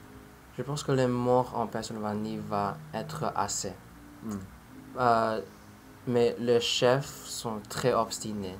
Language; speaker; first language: French; non-native, learner; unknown